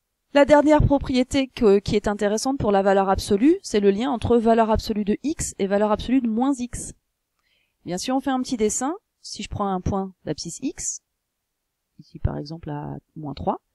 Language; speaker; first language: French; native; French